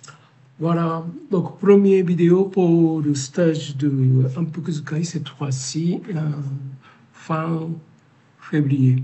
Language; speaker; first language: French; non-native, learner; Japanese